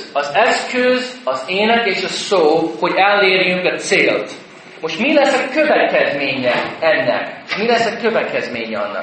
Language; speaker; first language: Hungarian; non-native, fluent; English